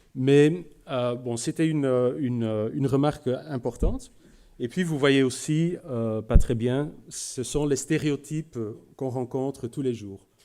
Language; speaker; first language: French; non-native, local second language; Dutch